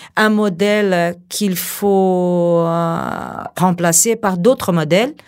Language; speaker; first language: French; non-native, fluent; Portuguese